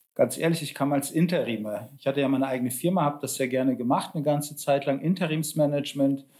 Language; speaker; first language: German; early bilingual, other home language; Polish